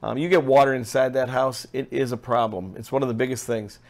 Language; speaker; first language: English; native; English